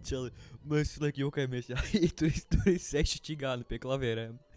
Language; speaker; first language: Latvian; native; Latvian